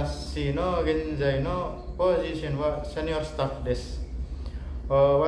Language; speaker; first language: Japanese; non-native, learner; Indonesian